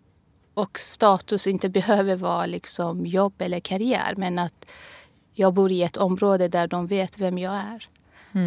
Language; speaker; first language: Swedish; non-native, fluent; Persian